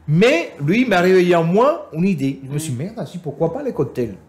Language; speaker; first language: French; non-native, fluent; Spanish